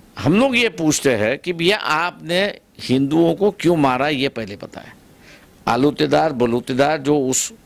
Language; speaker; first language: Hindi; non-native, local second language; Marathi